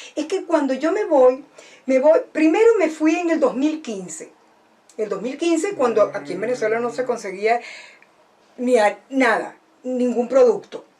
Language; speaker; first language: Spanish; native; Spanish